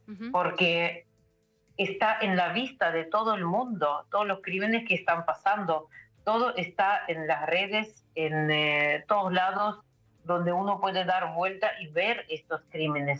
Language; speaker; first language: Spanish; non-native, fluent; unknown